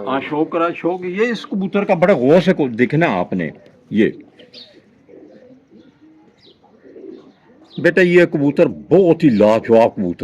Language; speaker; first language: Hindi; non-native, local second language; Punjabi